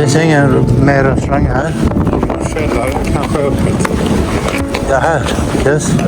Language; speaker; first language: Swedish; non-native, learner; Urdu